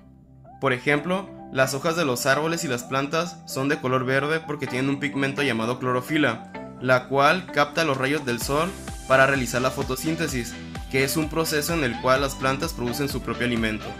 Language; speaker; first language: Spanish; native; Spanish